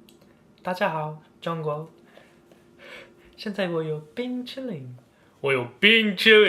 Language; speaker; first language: Chinese; non-native, learner; English